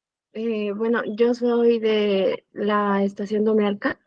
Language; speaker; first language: Spanish; native; Spanish